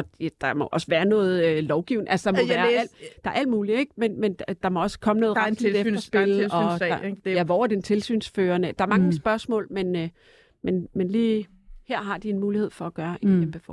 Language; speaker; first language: Danish; native; Danish